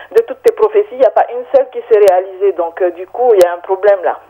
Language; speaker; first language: French; native; French